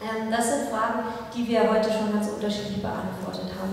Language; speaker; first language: German; native; German